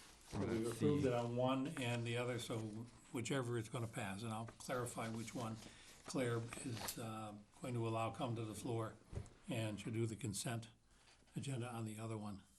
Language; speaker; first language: English; native; English